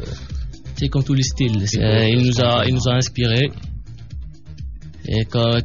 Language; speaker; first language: French; non-native, local second language; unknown